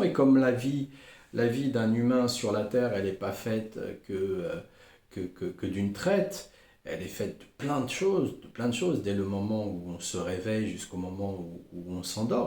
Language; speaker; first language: French; native; French